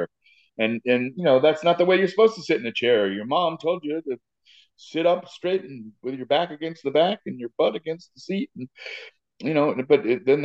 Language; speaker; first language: English; native; English